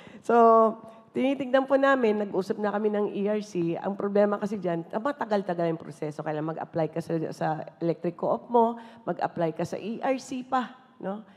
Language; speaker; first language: Filipino; non-native, local second language; Hiligaynon